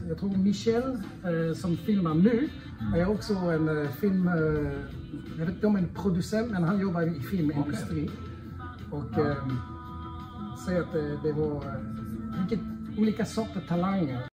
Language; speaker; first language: Swedish; non-native, fluent; French